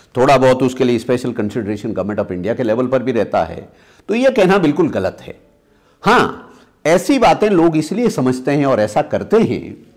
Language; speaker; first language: Hindi; native; Hindi